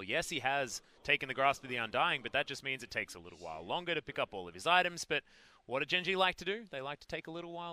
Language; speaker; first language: English; native; English